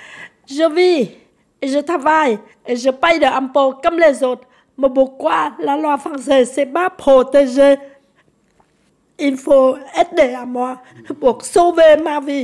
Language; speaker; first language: French; non-native, learner; Vietnamese